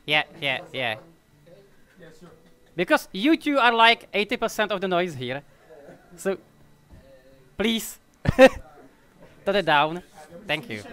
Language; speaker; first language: English; non-native, fluent; Czech